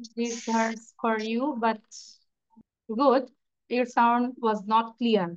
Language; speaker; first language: English; non-native, local second language; Bangla